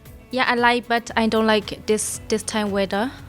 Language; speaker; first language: English; non-native, learner; Chinese